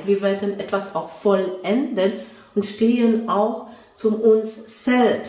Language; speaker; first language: German; non-native, fluent; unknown